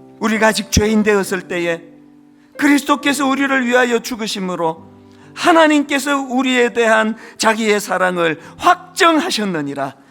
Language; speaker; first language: Korean; native; Korean